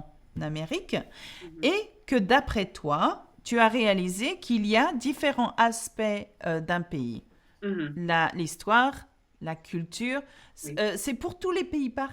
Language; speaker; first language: French; non-native, fluent; English